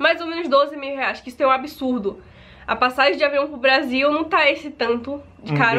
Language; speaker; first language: Portuguese; native; Portuguese